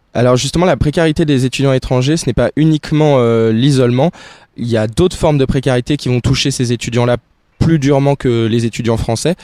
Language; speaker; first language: French; native; French